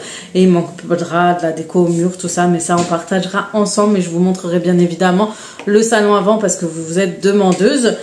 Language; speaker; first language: French; native; French